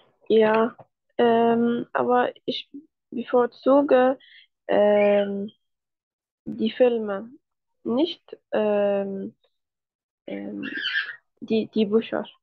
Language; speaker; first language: German; non-native, learner; Arabic